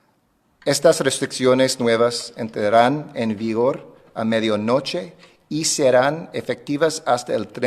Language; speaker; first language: Spanish; non-native, fluent; English